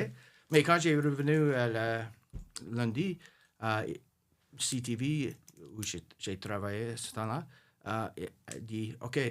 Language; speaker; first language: French; non-native, local second language; English